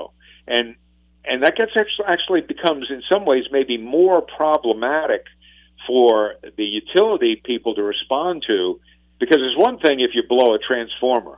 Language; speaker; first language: English; native; English